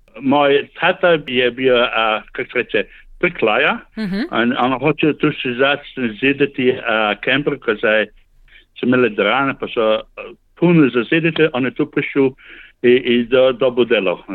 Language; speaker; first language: Slovenian; early bilingual, heritage; Slovenian